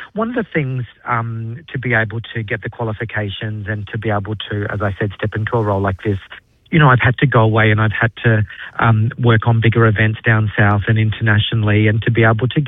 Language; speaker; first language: English; native; English